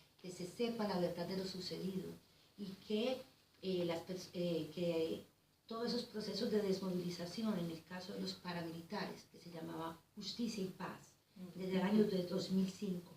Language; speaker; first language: Spanish; native; Spanish